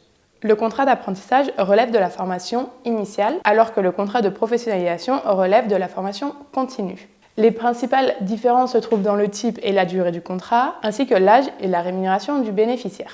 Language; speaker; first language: French; native; French